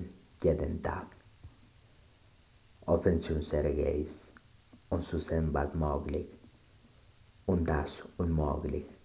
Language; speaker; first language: German; non-native, learner; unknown